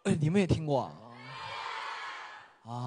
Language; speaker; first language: Chinese; native; Chinese